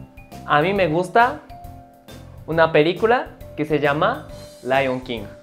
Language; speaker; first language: Spanish; non-native, fluent; Japanese